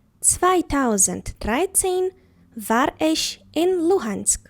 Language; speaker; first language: German; non-native, fluent; Ukrainian